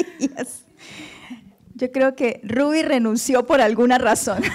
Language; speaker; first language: Spanish; native; Spanish